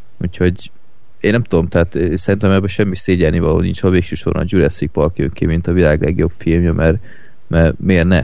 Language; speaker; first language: Hungarian; native; Hungarian